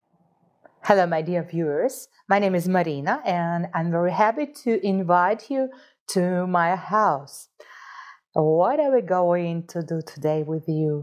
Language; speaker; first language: English; non-native, fluent; Russian